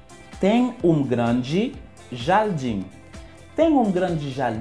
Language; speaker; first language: Portuguese; non-native, fluent; Haitian Creole